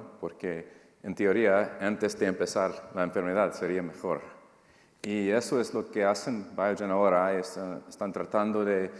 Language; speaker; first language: Spanish; non-native, fluent; English